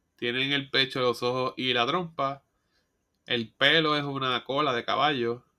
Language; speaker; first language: Spanish; native; Spanish